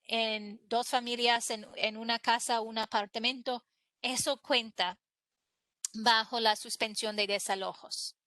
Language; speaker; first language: Spanish; non-native, fluent; English